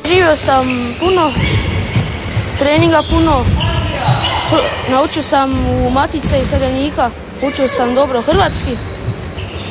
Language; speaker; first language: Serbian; early bilingual, heritage; Serbian